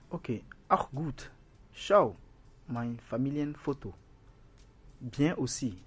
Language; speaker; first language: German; non-native, fluent; French